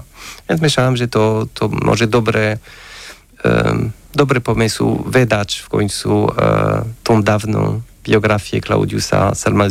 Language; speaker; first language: Polish; non-native, fluent; French